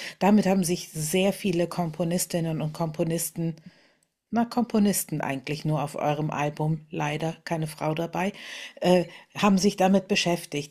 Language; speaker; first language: German; native; German